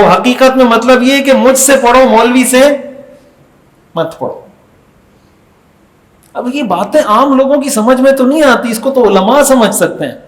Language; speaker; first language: Urdu; native; Urdu